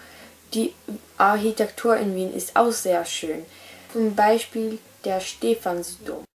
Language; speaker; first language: German; non-native, learner; Polish